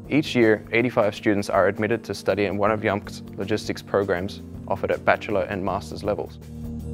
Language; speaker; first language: English; native; English